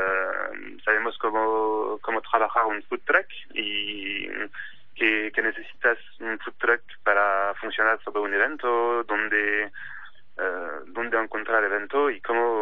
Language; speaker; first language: Spanish; non-native, fluent; French